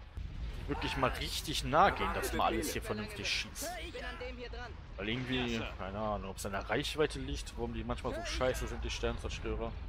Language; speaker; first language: German; native; German